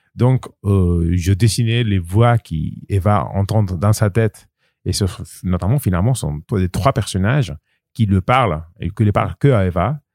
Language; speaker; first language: French; non-native, learner; Spanish